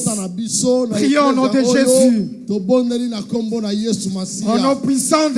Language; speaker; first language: French; non-native, local second language; Lingala